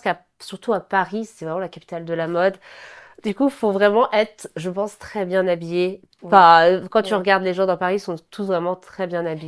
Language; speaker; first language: French; native; French